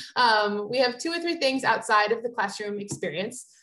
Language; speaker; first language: English; native; English